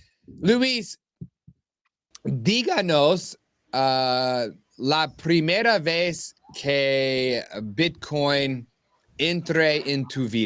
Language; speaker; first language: Spanish; non-native, learner; English